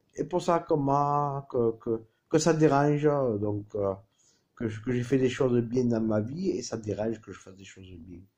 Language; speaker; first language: French; native; French